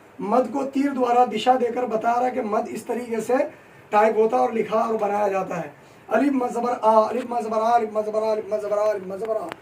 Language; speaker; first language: Hindi; native; Hindi